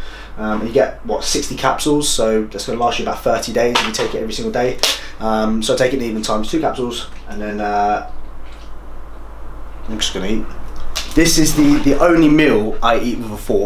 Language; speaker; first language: English; native; English